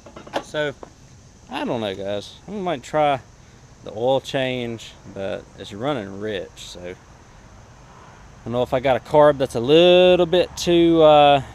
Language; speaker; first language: English; native; English